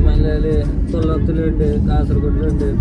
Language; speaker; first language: Malayalam; non-native, learner; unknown